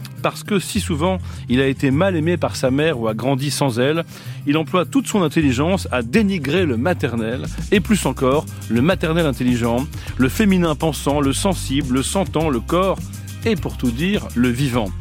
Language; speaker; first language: French; native; French